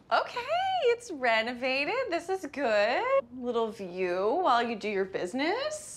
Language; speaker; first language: English; native; English